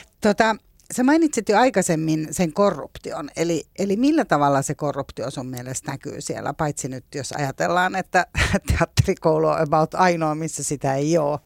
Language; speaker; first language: Finnish; native; Finnish